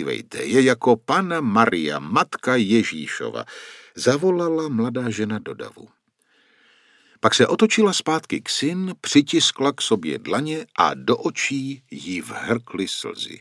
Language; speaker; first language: Czech; native; Czech